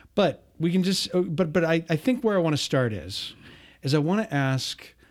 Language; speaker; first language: English; native; English